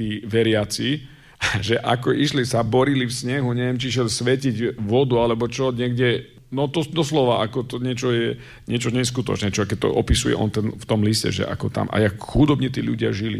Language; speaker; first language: Slovak; native; Slovak